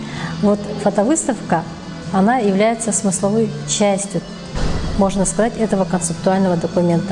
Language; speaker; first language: Russian; native; Russian